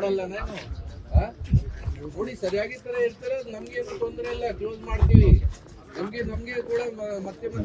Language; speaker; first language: Kannada; non-native, learner; Hindi